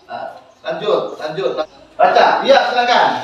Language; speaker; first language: Indonesian; native; Indonesian